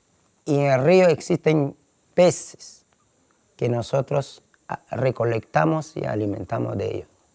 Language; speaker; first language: Spanish; non-native, local second language; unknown